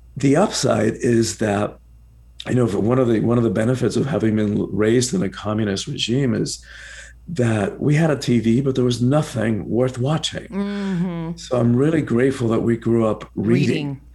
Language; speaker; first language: English; early bilingual, other home language; Spanish